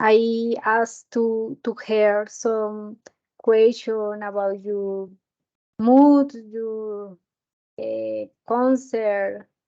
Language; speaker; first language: English; non-native, learner; Spanish